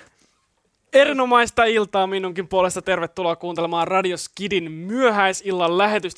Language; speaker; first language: Finnish; native; Finnish